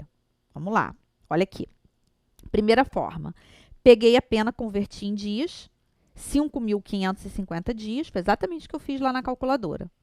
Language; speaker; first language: Portuguese; native; Portuguese